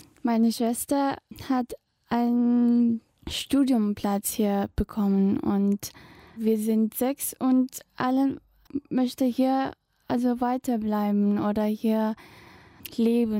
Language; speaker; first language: German; non-native, fluent; Tibetan